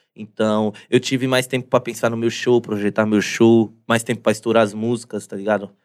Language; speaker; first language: Portuguese; native; Portuguese